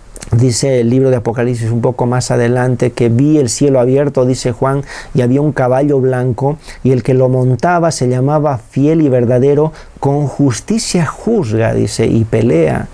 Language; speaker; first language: Spanish; native; Spanish